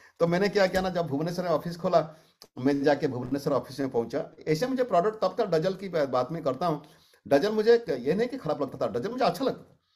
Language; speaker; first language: Hindi; non-native, local second language; Odia